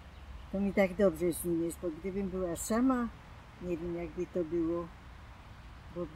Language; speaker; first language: Polish; non-native, local second language; German